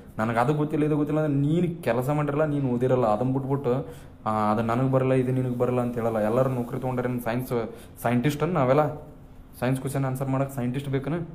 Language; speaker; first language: Kannada; native; Kannada